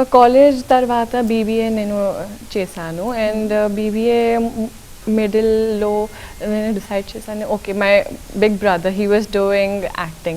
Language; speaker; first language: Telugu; non-native, local second language; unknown